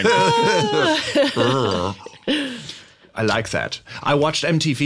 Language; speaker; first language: English; non-native, fluent; German